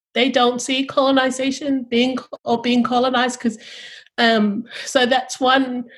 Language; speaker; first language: English; early bilingual, other home language; Tongan